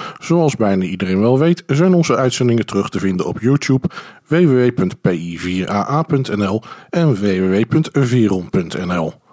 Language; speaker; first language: Dutch; native; Dutch